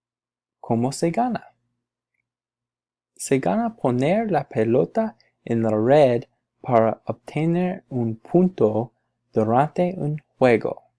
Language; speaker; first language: Spanish; non-native, learner; English